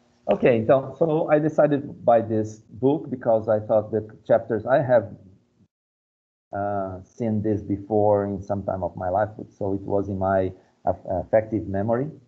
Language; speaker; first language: English; non-native, fluent; Portuguese